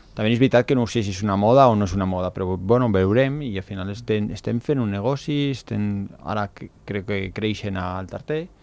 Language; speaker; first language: Catalan; non-native, local second language; Spanish